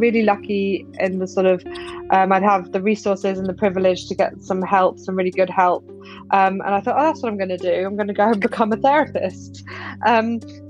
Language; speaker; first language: English; native; English